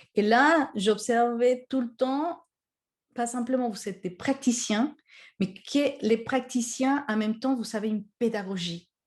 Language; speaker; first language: French; non-native, fluent; Spanish